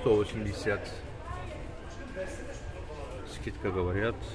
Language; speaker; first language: Russian; non-native, learner; Turkish